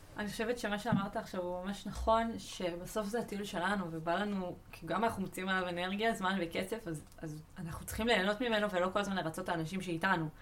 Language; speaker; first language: Hebrew; native; Hebrew